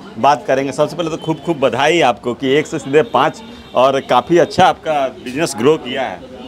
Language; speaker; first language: Hindi; native; Hindi